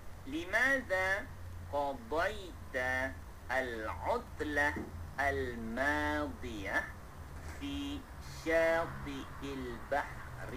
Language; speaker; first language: Arabic; non-native, fluent; Malay